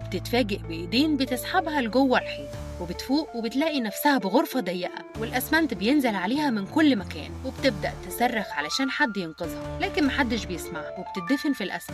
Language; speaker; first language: Arabic; native; Arabic